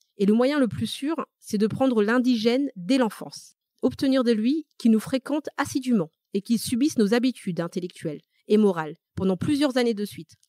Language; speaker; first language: French; early bilingual, other home language; Malagasy